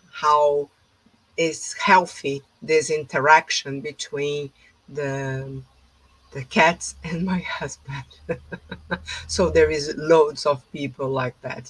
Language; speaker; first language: English; non-native, fluent; Portuguese